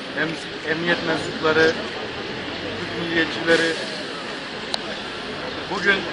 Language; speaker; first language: Turkish; native; Turkish